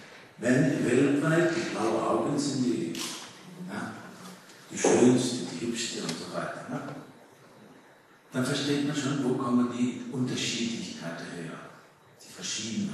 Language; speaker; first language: German; early bilingual, heritage; German